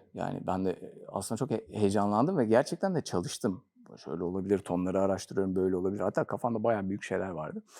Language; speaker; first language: Turkish; native; Turkish